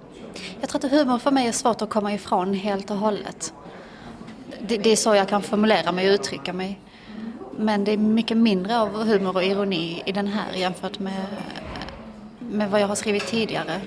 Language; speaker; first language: Swedish; early bilingual, other home language; Persian